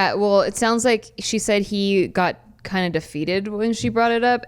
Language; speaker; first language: English; native; English